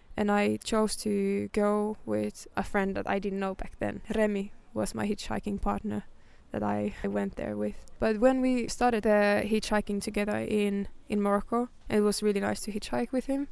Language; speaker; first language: English; non-native, fluent; Finnish